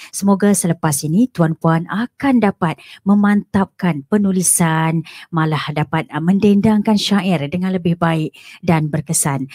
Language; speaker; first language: Malay; native; Malay